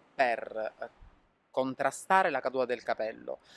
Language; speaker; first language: Italian; native; Italian